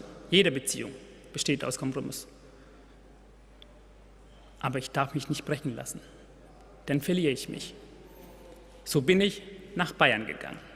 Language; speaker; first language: German; non-native, fluent; Tamil